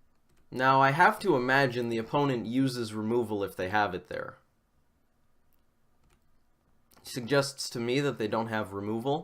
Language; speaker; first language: English; native; English